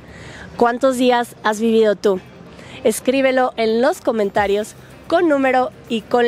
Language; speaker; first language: Spanish; native; Spanish